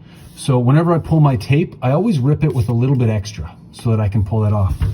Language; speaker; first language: English; native; English